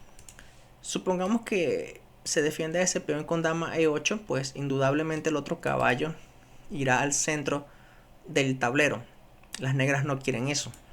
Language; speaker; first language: Spanish; native; Spanish